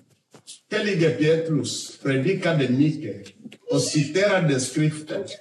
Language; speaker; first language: Swedish; non-native, fluent; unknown